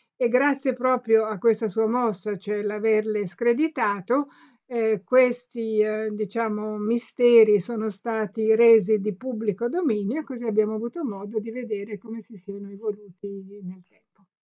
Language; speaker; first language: Italian; native; Italian